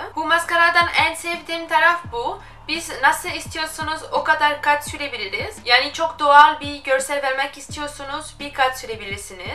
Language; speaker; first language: Turkish; non-native, fluent; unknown